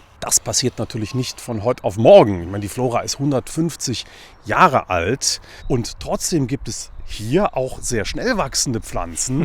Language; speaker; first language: German; native; German